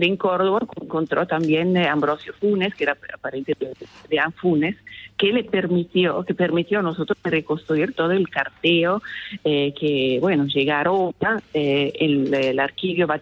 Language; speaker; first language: Spanish; non-native, fluent; Italian